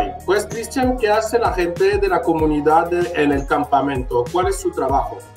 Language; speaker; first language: Spanish; non-native, fluent; French